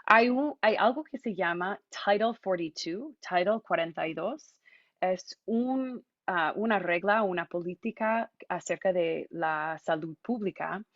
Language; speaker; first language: Spanish; non-native, fluent; English